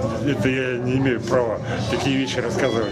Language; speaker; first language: Russian; native; Russian